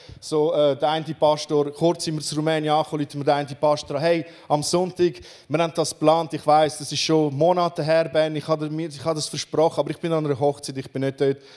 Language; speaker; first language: German; non-native, fluent; Romanian